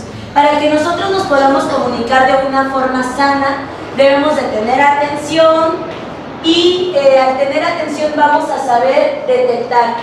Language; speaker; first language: Spanish; native; Spanish